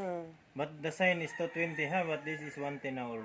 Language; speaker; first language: English; non-native, local second language; Cebuano